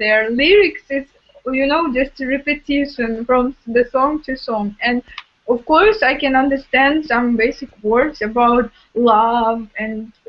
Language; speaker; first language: English; non-native, fluent; Russian